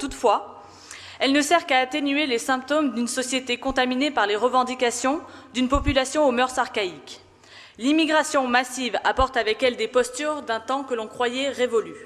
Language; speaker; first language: French; native; French